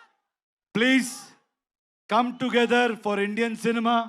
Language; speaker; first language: Telugu; non-native, learner; Kannada